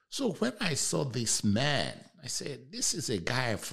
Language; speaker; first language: English; non-native, local second language; Igbo